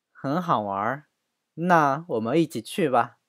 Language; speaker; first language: Chinese; non-native, fluent; Korean